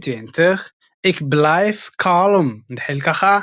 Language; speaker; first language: Dutch; non-native, fluent; Tigrinya